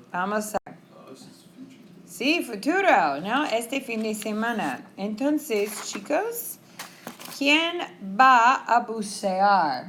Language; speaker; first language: Spanish; non-native, fluent; English